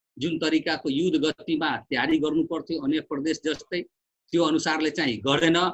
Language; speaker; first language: Nepali; non-native, local second language; Bhojpuri